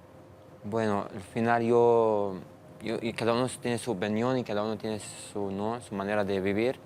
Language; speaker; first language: Spanish; non-native, learner; Arabic